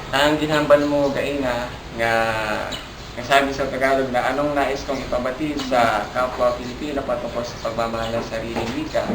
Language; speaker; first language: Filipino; non-native, local second language; Hiligaynon